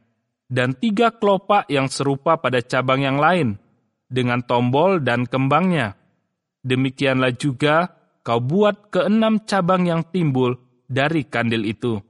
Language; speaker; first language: Indonesian; native; Indonesian